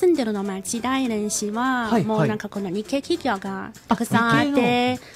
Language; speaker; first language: Japanese; non-native, fluent; Chinese